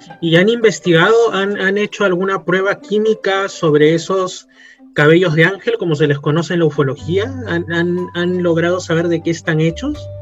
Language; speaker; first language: Spanish; native; Spanish